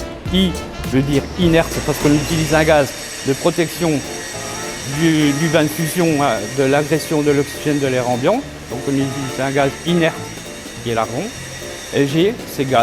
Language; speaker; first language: French; native; French